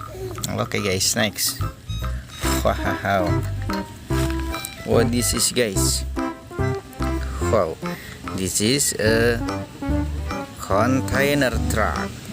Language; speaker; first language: English; non-native, learner; Indonesian